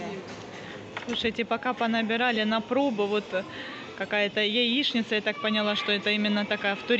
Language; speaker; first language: Russian; native; Russian